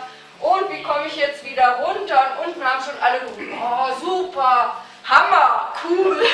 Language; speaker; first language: German; native; German